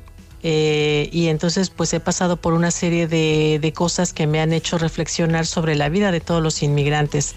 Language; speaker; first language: Spanish; native; Spanish